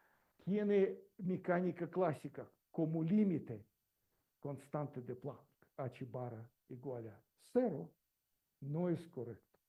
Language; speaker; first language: Spanish; non-native, learner; Russian